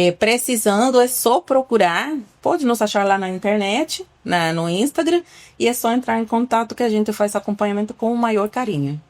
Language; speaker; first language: Portuguese; non-native, fluent; Spanish